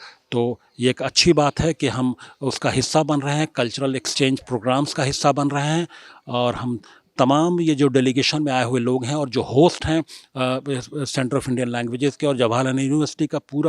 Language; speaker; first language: Hindi; native; Hindi